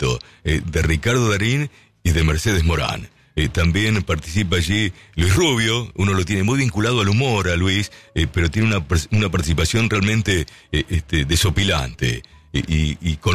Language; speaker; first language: Spanish; native; Spanish